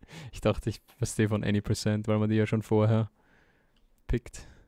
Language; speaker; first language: German; native; German